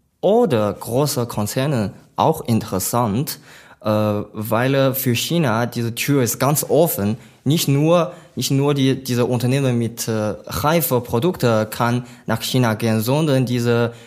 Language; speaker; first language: German; non-native, learner; Chinese